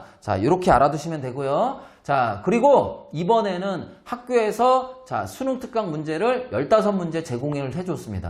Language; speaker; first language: Korean; native; Korean